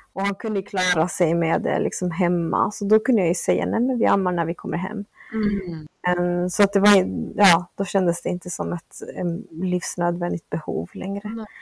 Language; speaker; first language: Swedish; early bilingual, other home language; Spanish